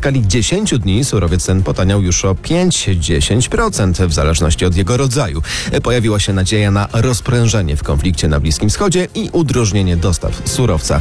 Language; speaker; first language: Polish; native; Polish